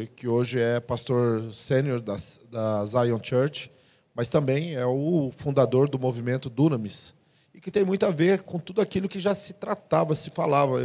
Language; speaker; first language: Portuguese; native; Portuguese